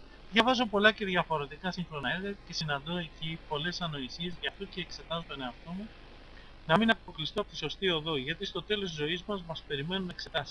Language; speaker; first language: Greek; native; Greek